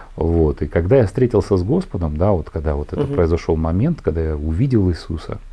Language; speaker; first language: Russian; native; Russian